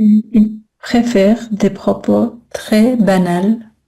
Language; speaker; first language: French; non-native, learner; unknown